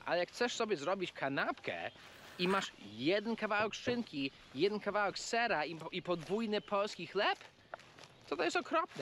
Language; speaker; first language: Polish; non-native, fluent; English